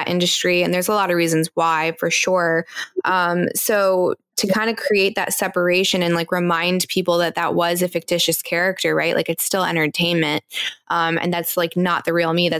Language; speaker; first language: English; native; English